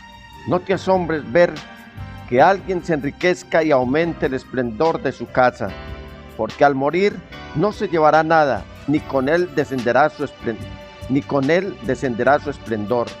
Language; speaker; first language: Spanish; native; Spanish